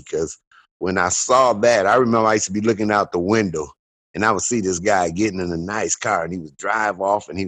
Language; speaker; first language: English; native; English